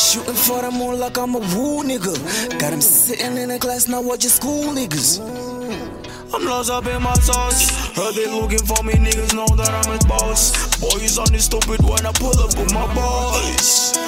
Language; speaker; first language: English; non-native, local second language; Swati